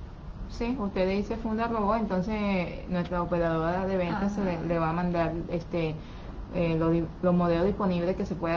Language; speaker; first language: Spanish; non-native, fluent; Chinese